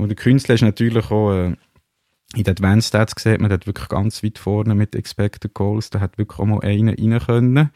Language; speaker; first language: German; native; German